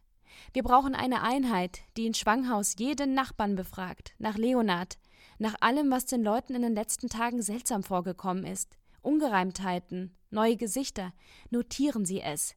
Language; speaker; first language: German; native; German